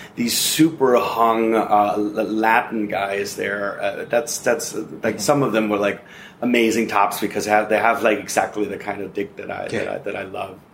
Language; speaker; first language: English; non-native, fluent; German